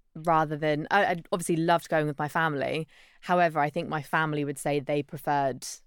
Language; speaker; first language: English; native; English